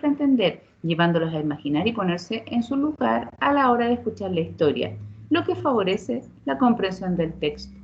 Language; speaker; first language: Spanish; native; Spanish